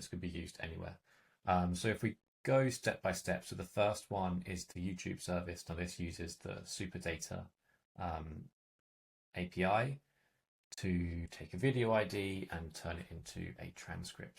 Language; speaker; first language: English; native; English